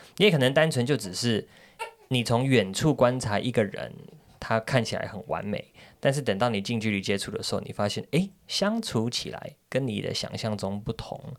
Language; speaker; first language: Chinese; native; Chinese